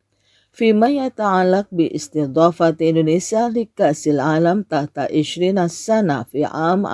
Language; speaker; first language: Arabic; non-native, fluent; Indonesian